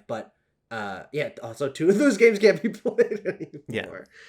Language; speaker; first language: English; native; English